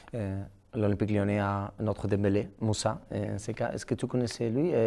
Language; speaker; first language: French; non-native, learner; Catalan